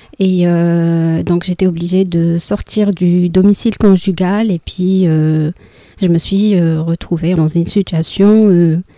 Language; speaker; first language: French; non-native, local second language; Arabic